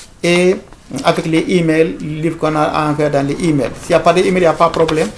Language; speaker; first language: French; non-native, local second language; Fula